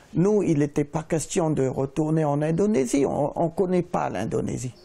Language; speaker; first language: French; native; French